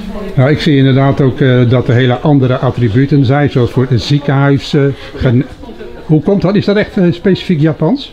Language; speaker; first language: Dutch; native; Dutch